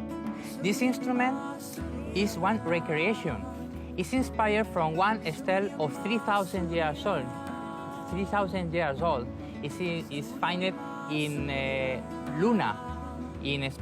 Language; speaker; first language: English; non-native, learner; Spanish